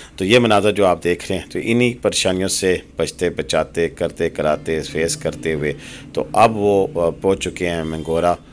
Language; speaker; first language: Urdu; non-native, local second language; Pahari-Potwari